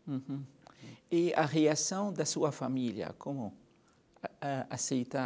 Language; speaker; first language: Portuguese; non-native, fluent; Arabic